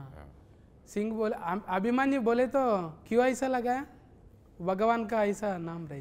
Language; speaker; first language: Hindi; non-native, local second language; Telugu